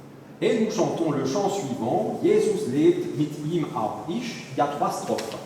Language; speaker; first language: French; native; French